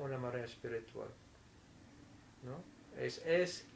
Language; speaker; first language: Spanish; non-native, fluent; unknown